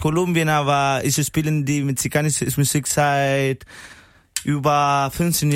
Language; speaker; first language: German; non-native, learner; Spanish